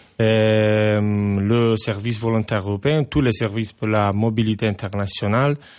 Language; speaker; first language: French; non-native, learner; Italian